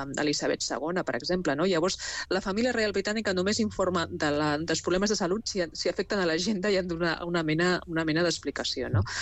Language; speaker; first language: Catalan; non-native, local second language; Spanish